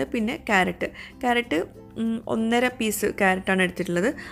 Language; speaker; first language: Malayalam; native; Malayalam